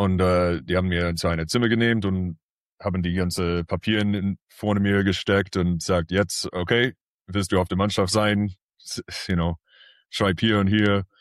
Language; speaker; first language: German; early bilingual, heritage; English